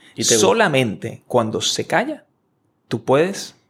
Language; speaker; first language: Spanish; native; Spanish